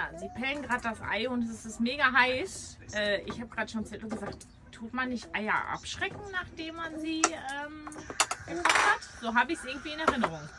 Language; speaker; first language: German; native; German